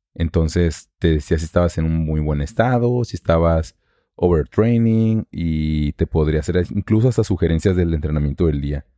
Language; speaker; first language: Spanish; native; Spanish